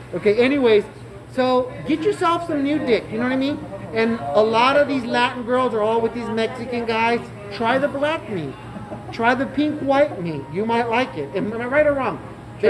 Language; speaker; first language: English; early bilingual, other home language; Spanish